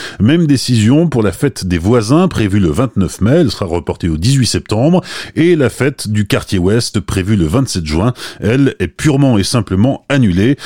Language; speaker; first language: French; native; French